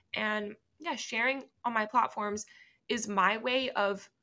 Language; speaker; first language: English; early bilingual, other home language; Spanish